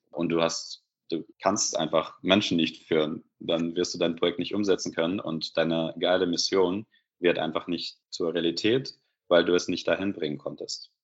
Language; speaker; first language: German; non-native, fluent; Russian